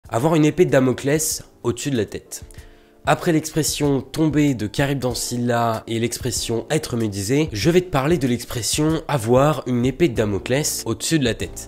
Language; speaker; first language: French; native; French